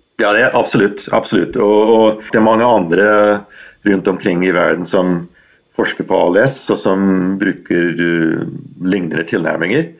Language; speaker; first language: Norwegian; non-native, fluent; English